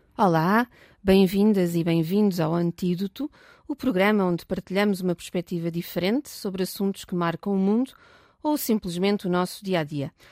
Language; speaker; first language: Portuguese; native; Portuguese